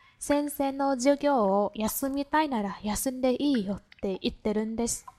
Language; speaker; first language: Japanese; non-native, fluent; Vietnamese